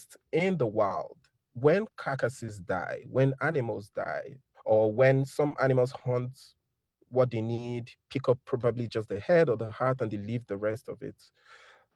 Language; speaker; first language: English; non-native, local second language; Igbo